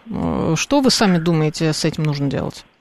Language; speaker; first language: Russian; native; Russian